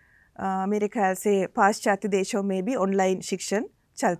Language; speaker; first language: Hindi; non-native, learner; Sinhala